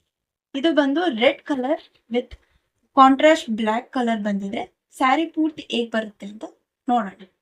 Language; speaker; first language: Kannada; native; Kannada